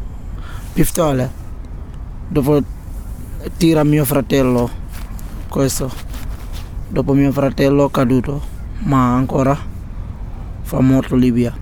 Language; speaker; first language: Italian; non-native, learner; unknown